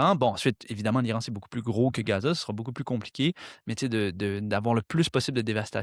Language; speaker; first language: French; native; French